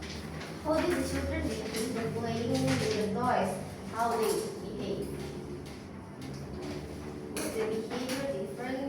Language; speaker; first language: English; non-native, fluent; Indonesian